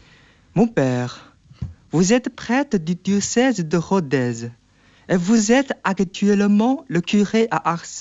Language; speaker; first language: French; non-native, fluent; Chinese